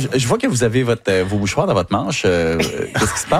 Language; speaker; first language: French; native; French